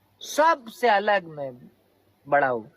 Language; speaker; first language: Hindi; non-native, fluent; Pashto